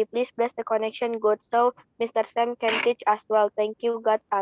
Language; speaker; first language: English; non-native, local second language; Indonesian